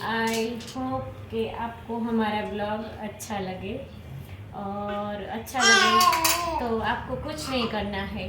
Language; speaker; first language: Hindi; non-native, local second language; Gujarati